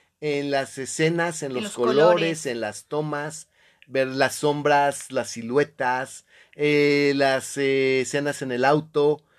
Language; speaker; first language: Spanish; native; Spanish